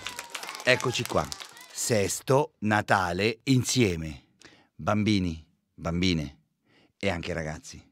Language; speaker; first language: Italian; native; Italian